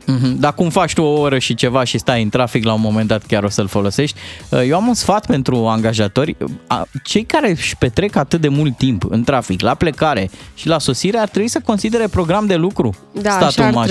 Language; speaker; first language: Romanian; native; Romanian